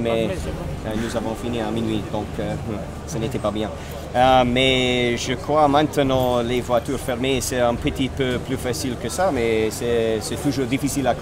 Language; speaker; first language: French; non-native, learner; English